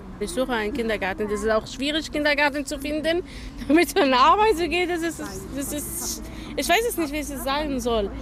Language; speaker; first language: German; non-native, learner; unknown